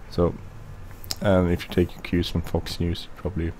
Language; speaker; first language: English; non-native, fluent; Swedish